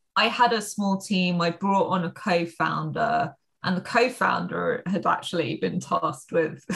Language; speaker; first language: English; native; English